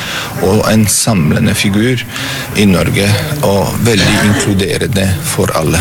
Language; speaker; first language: Norwegian; non-native, fluent; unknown